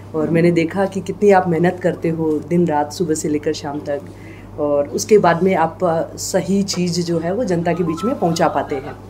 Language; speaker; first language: Hindi; native; Hindi